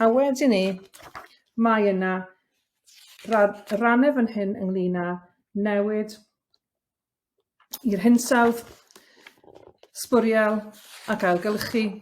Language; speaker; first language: Welsh; native; Welsh